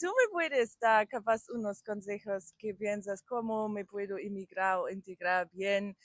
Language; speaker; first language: Spanish; non-native, learner; German